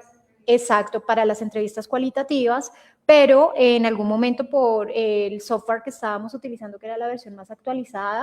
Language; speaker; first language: Spanish; native; Spanish